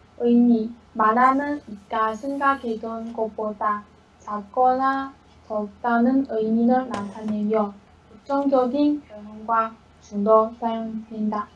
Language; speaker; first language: Korean; non-native, learner; Chinese